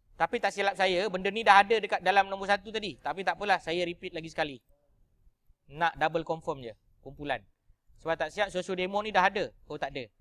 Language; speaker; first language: Malay; native; Malay